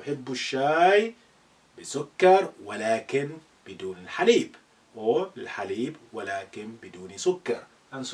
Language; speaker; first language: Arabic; non-native, fluent; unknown